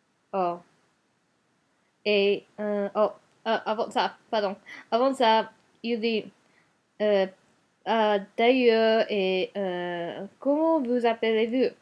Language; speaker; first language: French; non-native, learner; Japanese